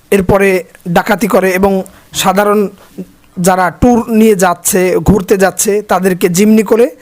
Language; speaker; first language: Bangla; native; Bangla